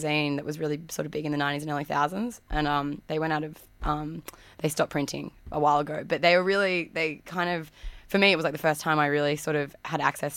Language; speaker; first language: English; native; English